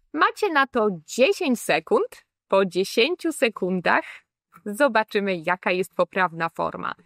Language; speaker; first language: Polish; native; Polish